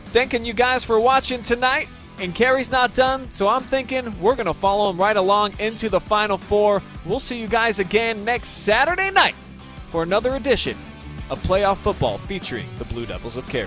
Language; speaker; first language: English; native; English